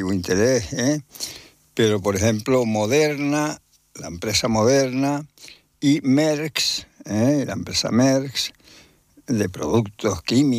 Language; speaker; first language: Spanish; native; Spanish